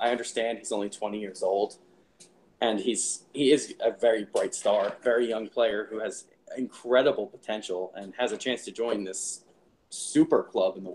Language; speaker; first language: English; native; English